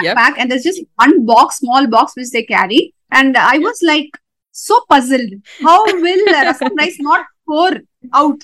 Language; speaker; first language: English; non-native, local second language; Tamil